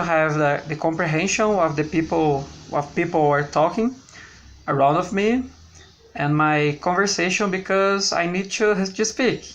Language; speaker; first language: English; non-native, learner; Portuguese